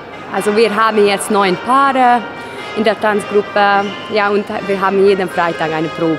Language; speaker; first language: German; non-native, local second language; Hungarian